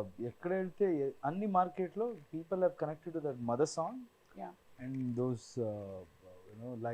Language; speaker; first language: Telugu; non-native, fluent; Kannada